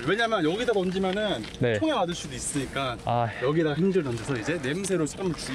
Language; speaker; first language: Korean; native; Korean